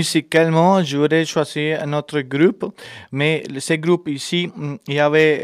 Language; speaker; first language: French; non-native, fluent; Spanish